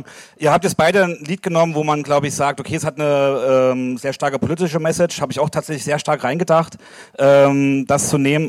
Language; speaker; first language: German; native; German